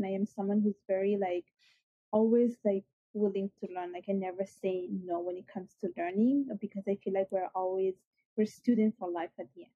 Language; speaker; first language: English; non-native, fluent; Italian